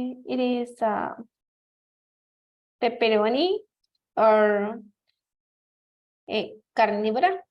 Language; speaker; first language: English; non-native, learner; Spanish